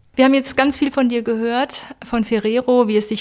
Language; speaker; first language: German; native; German